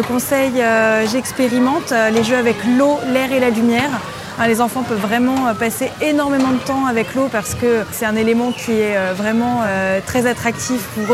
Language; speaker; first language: French; native; French